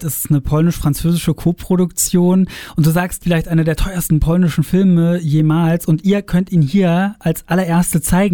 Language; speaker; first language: German; native; German